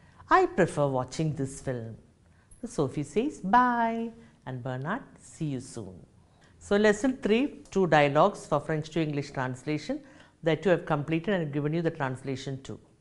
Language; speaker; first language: English; non-native, local second language; Malayalam